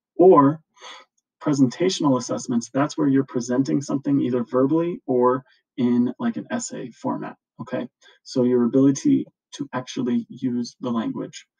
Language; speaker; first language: English; native; English